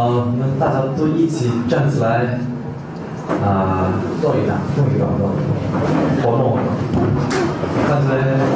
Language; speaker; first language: Chinese; non-native, fluent; Korean